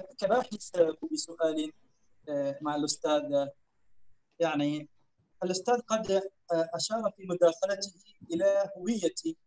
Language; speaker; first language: Arabic; non-native, fluent; Indonesian